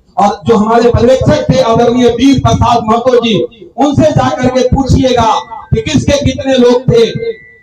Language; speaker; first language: Hindi; native; Hindi